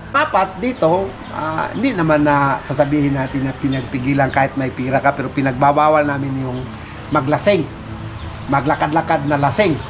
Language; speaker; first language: Filipino; non-native, local second language; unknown